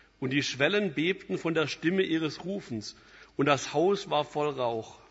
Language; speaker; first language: German; native; German